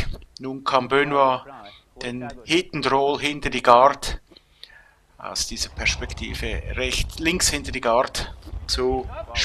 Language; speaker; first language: German; native; German